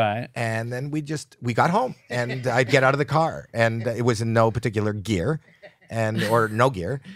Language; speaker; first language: English; native; English